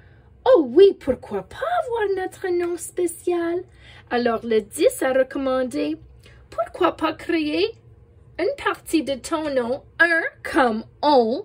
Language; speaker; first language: French; non-native, fluent; English